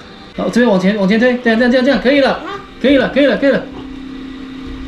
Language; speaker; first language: Chinese; native; Chinese